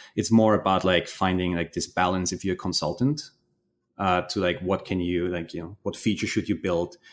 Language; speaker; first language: English; non-native, fluent; German